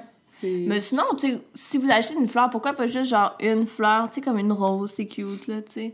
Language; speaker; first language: French; native; French